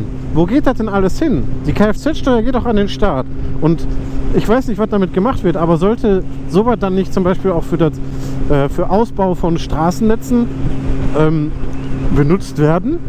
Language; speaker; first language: German; native; German